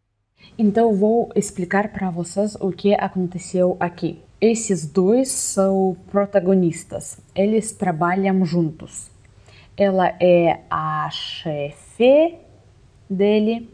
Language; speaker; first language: Portuguese; non-native, fluent; Russian